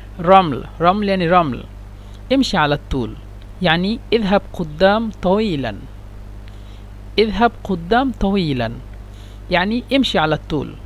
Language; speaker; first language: Egyptian Arabic; non-native, learner; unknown